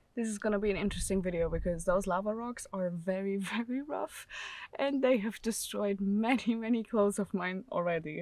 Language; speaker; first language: English; non-native, fluent; German